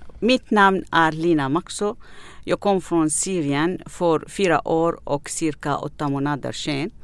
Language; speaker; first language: Swedish; non-native, learner; Arabic